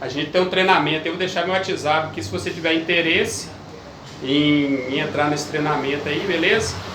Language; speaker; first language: Portuguese; native; Portuguese